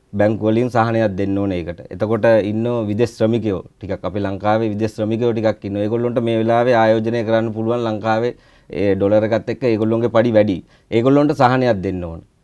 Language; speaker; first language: Sinhala; native; Sinhala